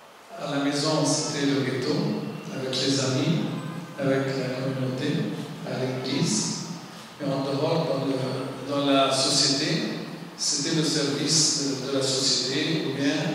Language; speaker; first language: French; non-native, local second language; Arabic